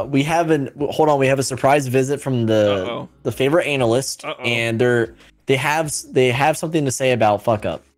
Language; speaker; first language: English; native; English